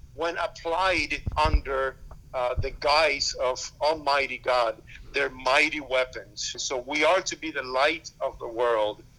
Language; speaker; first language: English; early bilingual, other home language; Spanish